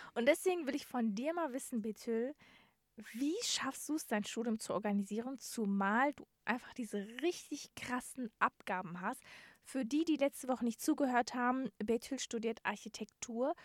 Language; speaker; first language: German; native; German